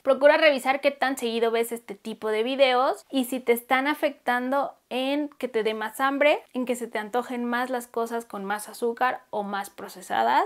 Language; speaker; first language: Spanish; native; Spanish